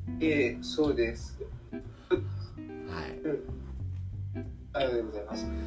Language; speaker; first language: Japanese; non-native, learner; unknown